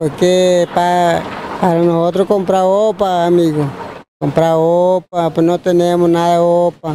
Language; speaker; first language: Portuguese; non-native, learner; Spanish